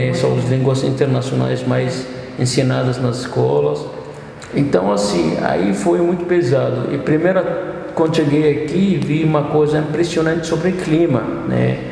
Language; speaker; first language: Portuguese; non-native, fluent; Arabic